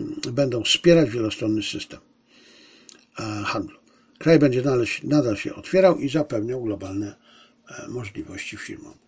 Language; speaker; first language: Polish; native; Polish